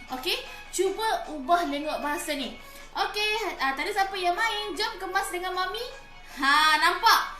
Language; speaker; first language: Malay; native; Malay